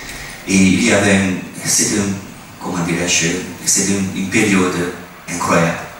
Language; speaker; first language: French; non-native, fluent; Hungarian